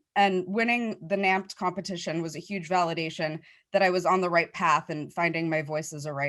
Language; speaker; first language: English; native; English